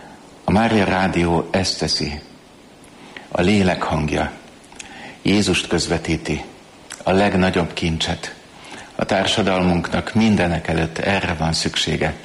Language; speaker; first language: Hungarian; native; Hungarian